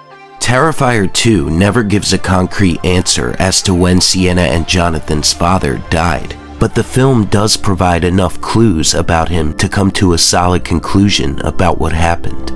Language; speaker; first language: English; native; English